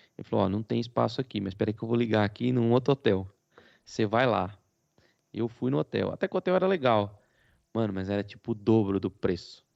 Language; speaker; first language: Portuguese; native; Portuguese